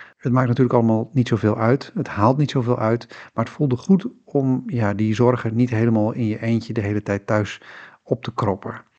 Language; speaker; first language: Dutch; native; Dutch